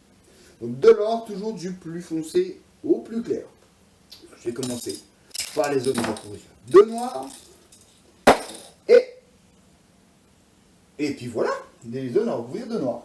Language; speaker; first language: French; native; French